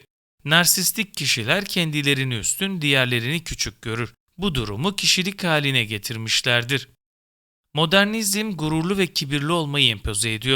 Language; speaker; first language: Turkish; native; Turkish